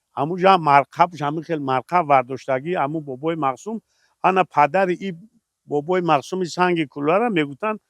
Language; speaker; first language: Tajik; native; Tajik